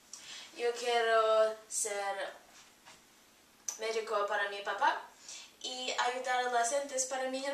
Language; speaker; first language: Spanish; non-native, learner; English